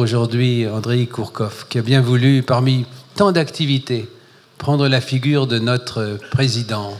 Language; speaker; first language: French; native; French